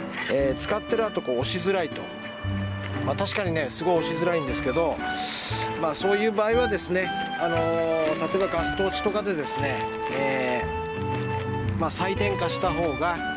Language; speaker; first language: Japanese; native; Japanese